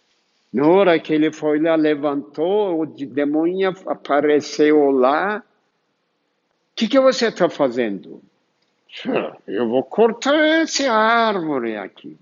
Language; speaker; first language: Portuguese; non-native, fluent; Turkish